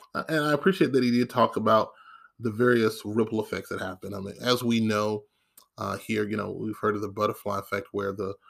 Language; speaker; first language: English; native; English